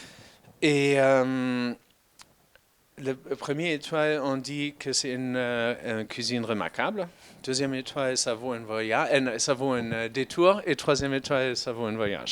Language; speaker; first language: French; non-native, fluent; German